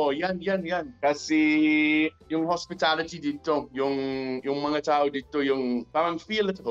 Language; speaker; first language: Filipino; non-native, learner; English